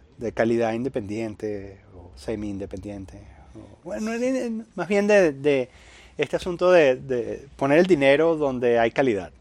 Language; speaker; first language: Spanish; native; Spanish